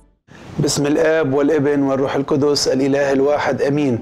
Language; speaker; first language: Arabic; native; Arabic